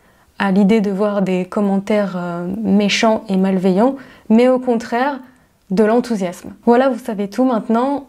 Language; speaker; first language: French; native; French